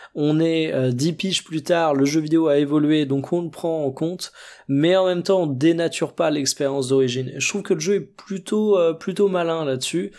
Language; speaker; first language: French; native; French